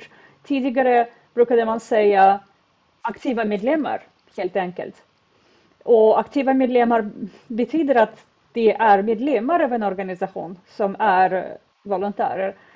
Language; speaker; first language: Swedish; non-native, fluent; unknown